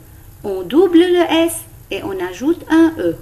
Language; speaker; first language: French; non-native, local second language; Arabic